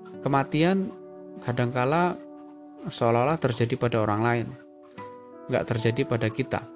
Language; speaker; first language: Indonesian; native; Indonesian